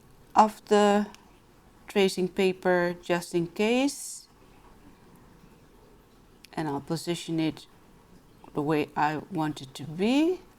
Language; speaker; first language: English; non-native, fluent; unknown